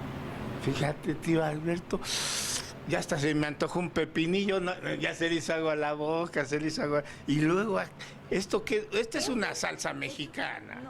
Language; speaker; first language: Spanish; native; Spanish